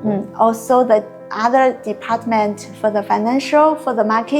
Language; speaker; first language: English; non-native, learner; Chinese